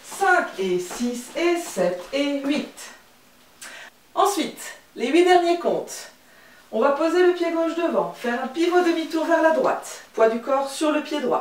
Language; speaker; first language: French; native; French